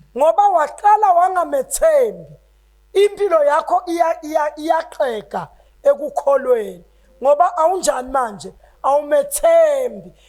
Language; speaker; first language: Zulu; non-native, local second language; Swati